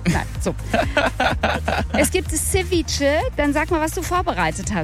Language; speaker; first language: German; native; German